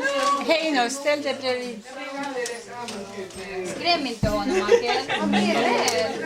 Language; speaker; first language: Swedish; early bilingual, other home language; Estonian